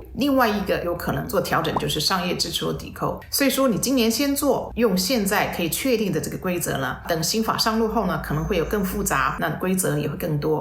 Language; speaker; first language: Chinese; native; Chinese